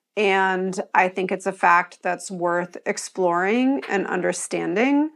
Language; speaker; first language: English; native; English